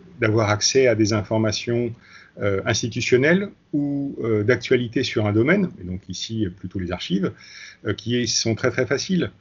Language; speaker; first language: French; native; French